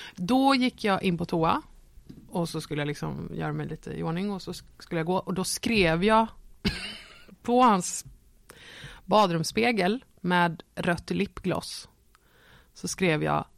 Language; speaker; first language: Swedish; native; Swedish